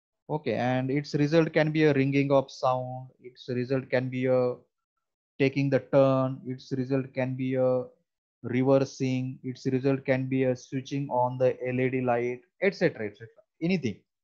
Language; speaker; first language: English; non-native, local second language; Marathi